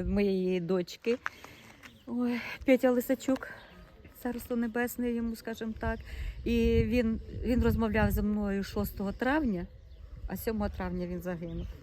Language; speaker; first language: Ukrainian; native; Ukrainian